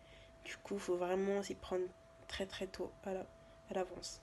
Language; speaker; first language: French; native; French